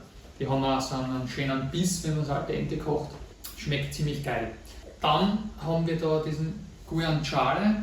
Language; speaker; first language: German; native; German